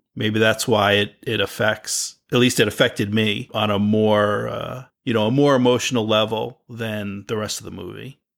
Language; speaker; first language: English; native; English